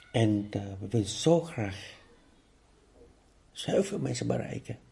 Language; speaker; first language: Dutch; non-native, fluent; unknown